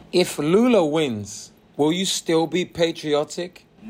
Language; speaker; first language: English; native; English